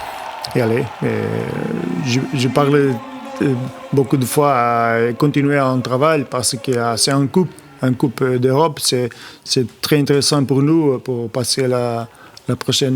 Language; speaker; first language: French; non-native, learner; Portuguese